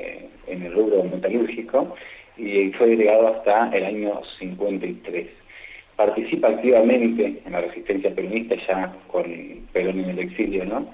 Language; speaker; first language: Spanish; native; Spanish